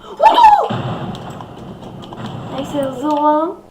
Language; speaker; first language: Turkish; native; Turkish